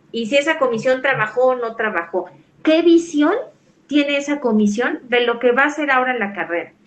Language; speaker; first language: Spanish; native; Spanish